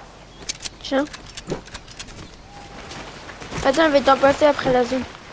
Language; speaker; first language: French; native; French